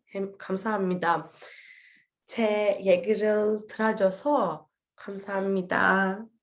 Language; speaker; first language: Korean; non-native, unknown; Turkish